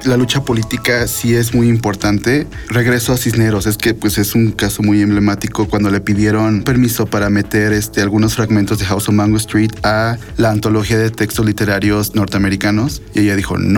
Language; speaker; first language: Spanish; native; Spanish